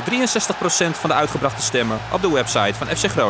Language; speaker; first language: Dutch; native; Dutch